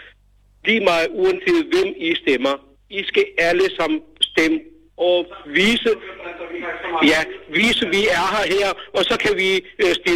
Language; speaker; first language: Danish; non-native, learner; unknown